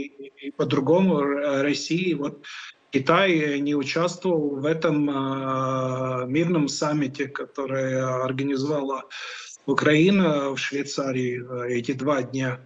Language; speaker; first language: Russian; non-native, local second language; Latvian